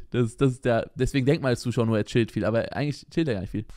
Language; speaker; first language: German; native; German